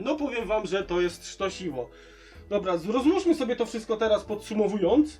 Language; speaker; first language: Polish; native; Polish